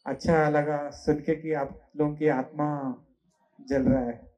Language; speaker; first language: Hindi; non-native, local second language; Telugu